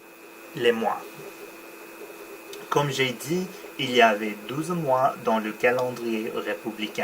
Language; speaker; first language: French; non-native, learner; English